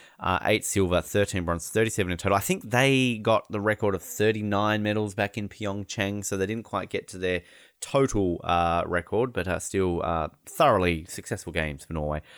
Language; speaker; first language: English; native; English